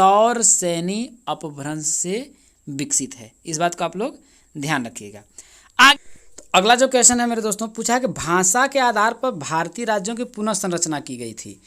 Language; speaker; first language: Hindi; native; Hindi